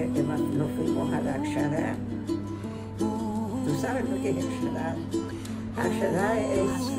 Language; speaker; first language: Spanish; early bilingual, other home language; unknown